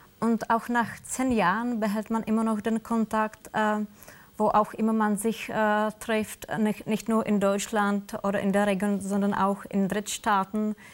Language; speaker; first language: German; non-native, fluent; Czech